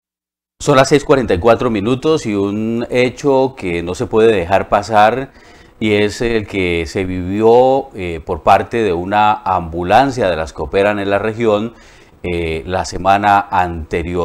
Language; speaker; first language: Spanish; native; Spanish